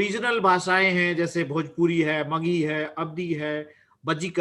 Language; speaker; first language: Hindi; native; Hindi